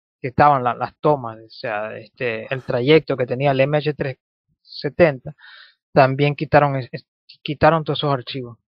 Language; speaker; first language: Spanish; native; Spanish